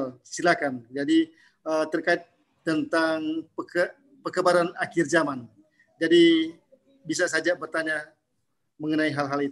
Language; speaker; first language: Indonesian; native; Indonesian